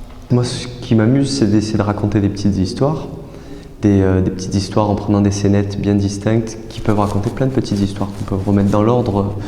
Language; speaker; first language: French; native; French